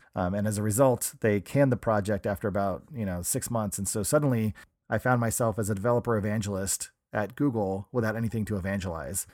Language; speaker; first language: English; native; English